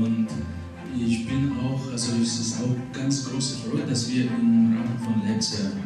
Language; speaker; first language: German; non-native, fluent; Russian